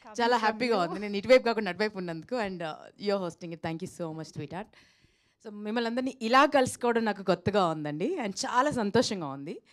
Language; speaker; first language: Telugu; native; Telugu